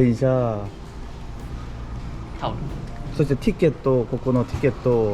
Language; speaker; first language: Japanese; non-native, learner; Korean